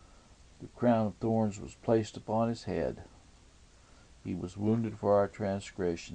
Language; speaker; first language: English; native; English